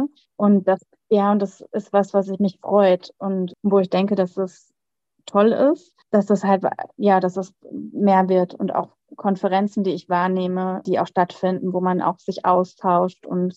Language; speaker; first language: German; native; German